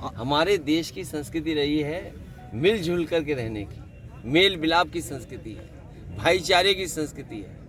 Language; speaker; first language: Hindi; native; Hindi